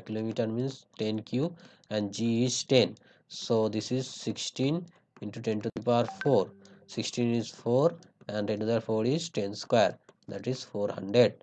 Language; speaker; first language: English; non-native, local second language; Bangla